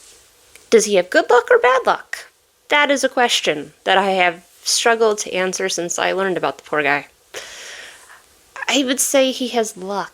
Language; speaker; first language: English; native; English